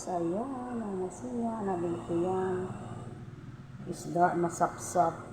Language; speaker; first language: Filipino; non-native, local second language; Cebuano